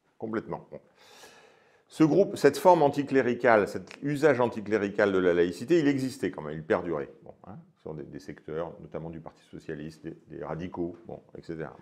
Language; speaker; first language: French; native; French